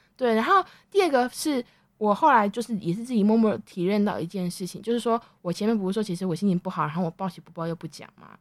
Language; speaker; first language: Chinese; native; Chinese